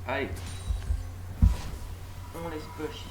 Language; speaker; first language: French; native; French